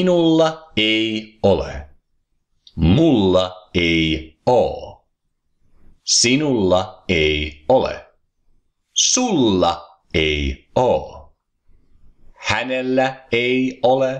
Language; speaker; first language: Finnish; non-native, fluent; English